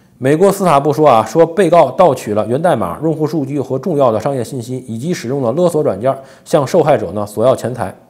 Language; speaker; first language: Chinese; native; Chinese